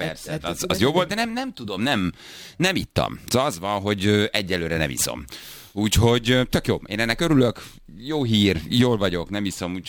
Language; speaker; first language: Hungarian; native; Hungarian